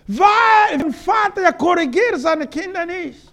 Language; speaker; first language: German; non-native, learner; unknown